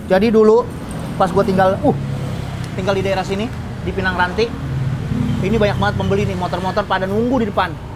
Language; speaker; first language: Indonesian; native; Indonesian